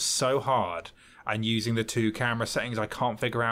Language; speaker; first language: English; native; English